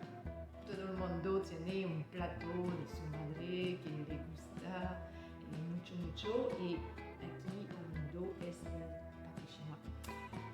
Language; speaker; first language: Spanish; non-native, learner; French